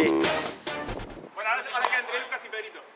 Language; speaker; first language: Spanish; native; Spanish